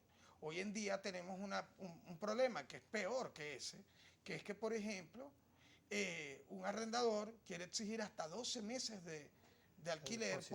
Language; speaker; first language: Spanish; native; Spanish